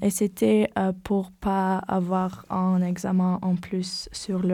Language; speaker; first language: French; non-native, learner; German